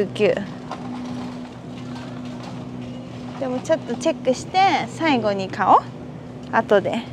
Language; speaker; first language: Japanese; native; Japanese